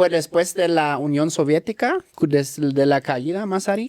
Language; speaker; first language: Spanish; native; Spanish